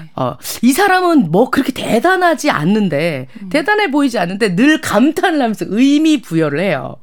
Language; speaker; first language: Korean; native; Korean